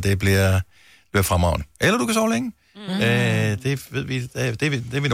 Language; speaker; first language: Danish; native; Danish